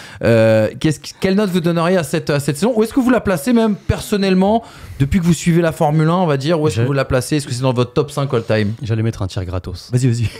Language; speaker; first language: French; native; French